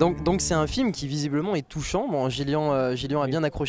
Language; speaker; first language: French; native; French